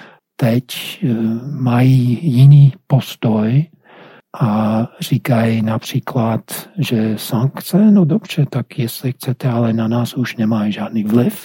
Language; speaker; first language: Czech; non-native, fluent; English